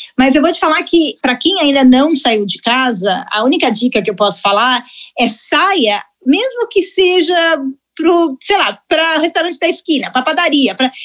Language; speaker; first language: Portuguese; early bilingual, heritage; Portuguese